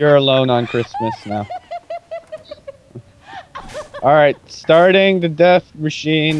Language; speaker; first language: English; native; English